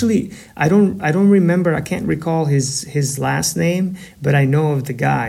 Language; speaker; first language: English; non-native, fluent; Albanian